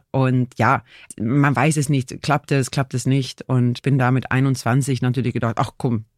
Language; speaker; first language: German; non-native, fluent; Swedish